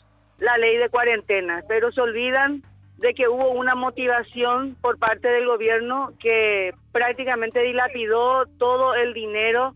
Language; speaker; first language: Spanish; native; Spanish